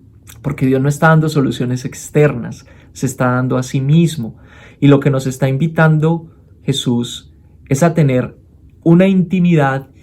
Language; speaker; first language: Spanish; native; Spanish